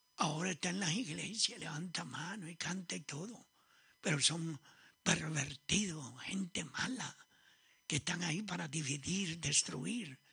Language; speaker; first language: Spanish; early bilingual, other home language; Italian